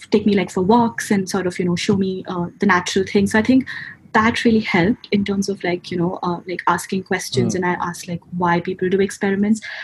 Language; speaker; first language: English; non-native, local second language; Hindi